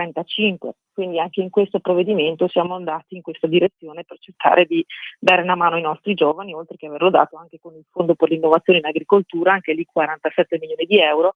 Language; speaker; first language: Italian; native; Italian